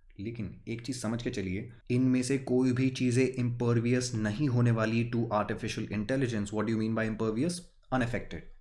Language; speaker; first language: Hindi; native; Hindi